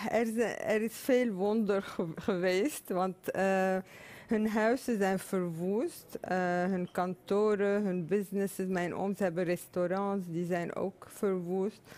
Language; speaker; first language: Dutch; non-native, fluent; Arabic